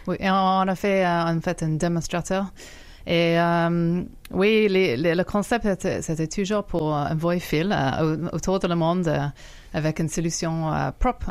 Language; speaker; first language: French; non-native, fluent; English